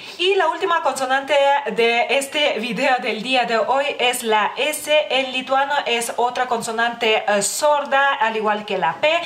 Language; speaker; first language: Spanish; non-native, fluent; Lithuanian